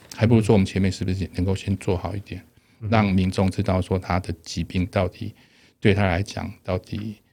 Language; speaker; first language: Chinese; native; Chinese